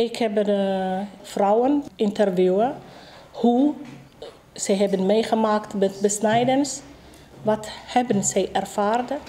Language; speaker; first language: Dutch; non-native, learner; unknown